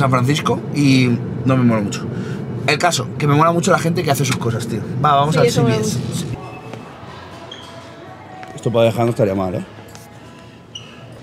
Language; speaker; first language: Spanish; native; Spanish